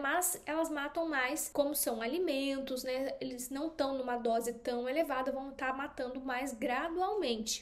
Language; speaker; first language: Portuguese; native; Portuguese